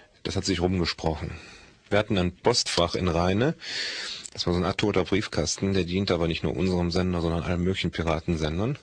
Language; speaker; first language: German; native; German